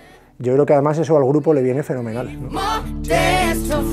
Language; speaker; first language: Spanish; native; Spanish